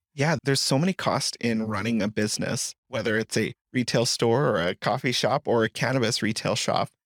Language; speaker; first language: English; native; English